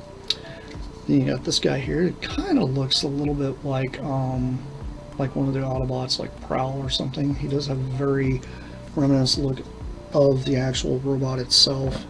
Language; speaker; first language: English; native; English